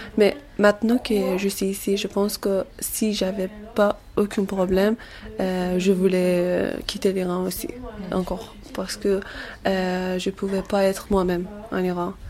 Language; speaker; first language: French; non-native, learner; Persian